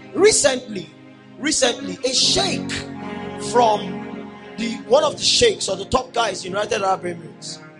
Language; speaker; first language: English; non-native, local second language; Yoruba